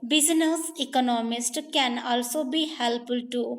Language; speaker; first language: English; non-native, local second language; Kannada